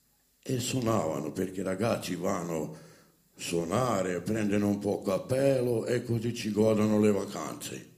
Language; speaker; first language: Italian; non-native, fluent; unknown